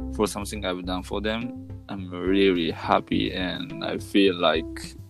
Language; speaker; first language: English; non-native, fluent; Japanese